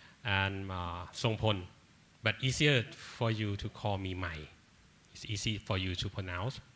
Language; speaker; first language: English; non-native, learner; Thai